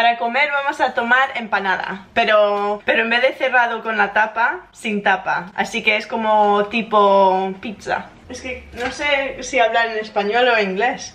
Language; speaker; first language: Spanish; early bilingual, heritage; English